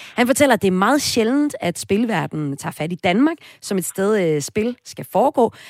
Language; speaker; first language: Danish; native; Danish